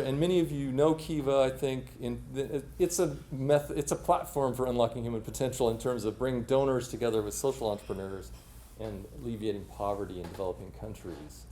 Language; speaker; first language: English; native; English